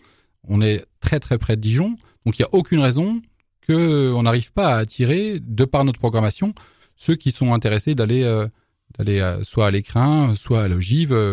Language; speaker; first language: French; native; French